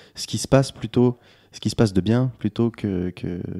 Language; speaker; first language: French; native; French